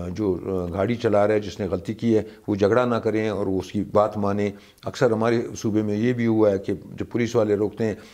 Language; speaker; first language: Urdu; native; Urdu